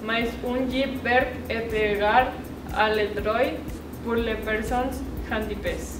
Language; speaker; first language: French; non-native, learner; Spanish